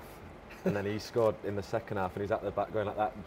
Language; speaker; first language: English; native; English